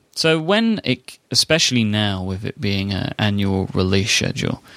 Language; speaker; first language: English; native; English